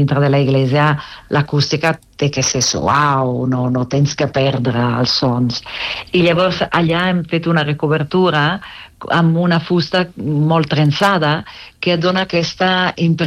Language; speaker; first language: Catalan; non-native, fluent; Italian